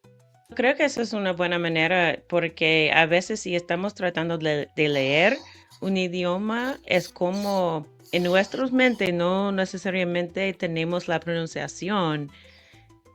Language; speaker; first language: Spanish; non-native, fluent; English